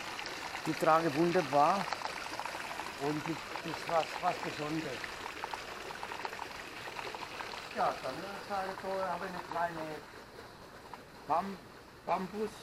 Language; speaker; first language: German; non-native, learner; Italian